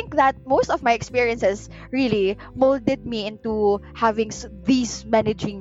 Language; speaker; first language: English; non-native, local second language; Cebuano